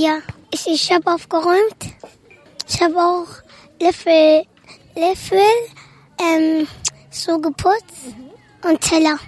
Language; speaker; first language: German; non-native, learner; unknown